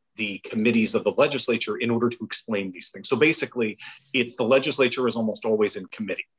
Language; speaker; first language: English; native; English